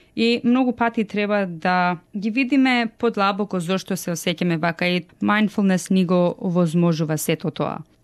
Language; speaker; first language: Macedonian; early bilingual, heritage; Macedonian